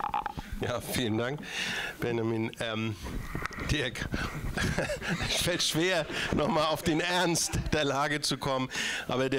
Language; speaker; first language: German; native; German